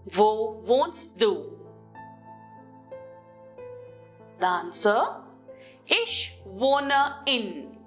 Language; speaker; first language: German; non-native, learner; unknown